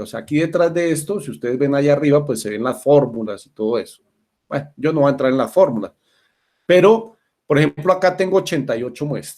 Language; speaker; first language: Spanish; native; Spanish